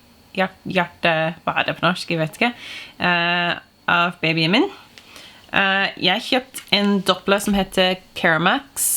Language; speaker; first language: Norwegian; non-native, fluent; English